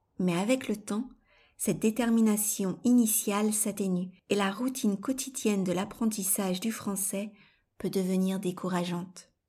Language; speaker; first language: French; native; French